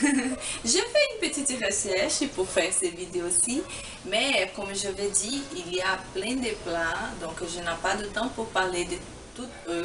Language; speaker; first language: French; non-native, fluent; Portuguese